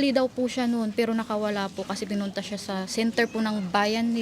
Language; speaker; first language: Filipino; native; Filipino